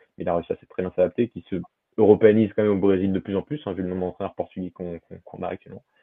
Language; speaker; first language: French; early bilingual, other home language; Portuguese